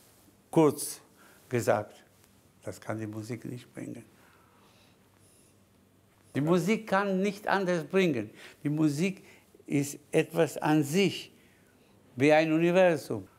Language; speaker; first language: German; non-native, fluent; Spanish